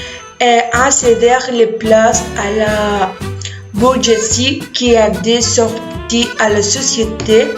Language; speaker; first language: French; non-native, learner; Spanish